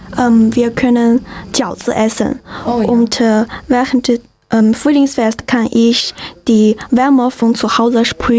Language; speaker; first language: German; non-native, learner; Chinese